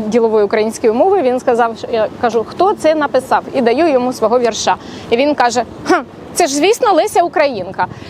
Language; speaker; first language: Ukrainian; non-native, local second language; Russian